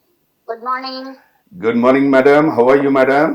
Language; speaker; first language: Telugu; native; Telugu